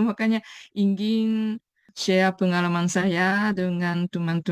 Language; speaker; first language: Indonesian; non-native, fluent; Japanese